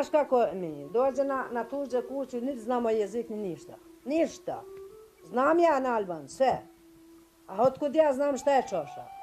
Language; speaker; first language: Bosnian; non-native, learner; Albanian